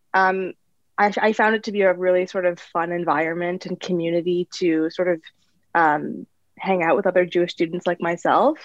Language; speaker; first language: English; native; English